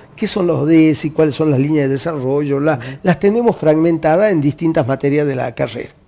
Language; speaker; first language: Spanish; native; Spanish